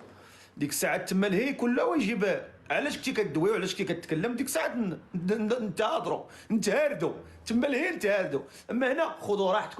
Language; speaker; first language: Arabic; native; Arabic